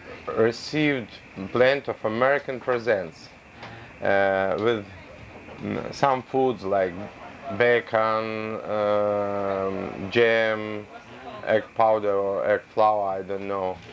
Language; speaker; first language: English; non-native, learner; Russian